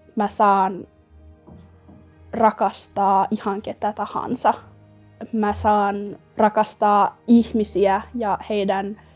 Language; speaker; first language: Finnish; non-native, local second language; Swedish